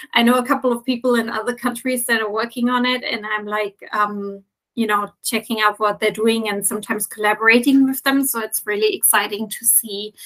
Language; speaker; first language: English; non-native, fluent; German